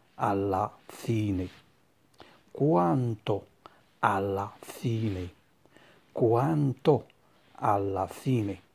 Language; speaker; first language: Italian; non-native, fluent; Arabic